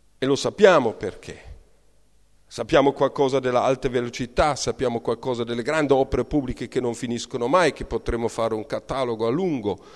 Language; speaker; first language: Italian; non-native, fluent; German